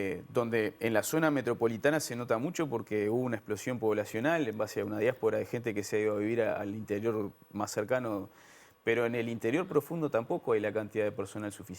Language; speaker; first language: Spanish; native; Spanish